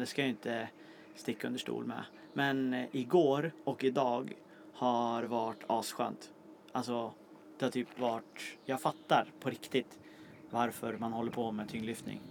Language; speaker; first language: Swedish; native; Swedish